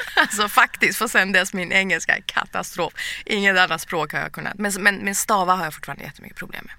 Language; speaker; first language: Swedish; early bilingual, other home language; Persian